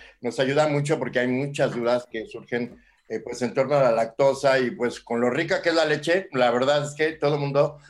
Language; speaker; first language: Spanish; native; Spanish